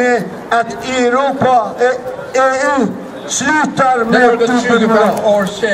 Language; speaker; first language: Swedish; non-native, fluent; Azerbaijani